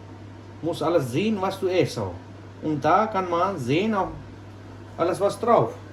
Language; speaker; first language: German; non-native, learner; Urdu